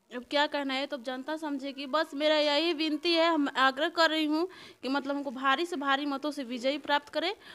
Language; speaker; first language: Hindi; native; Hindi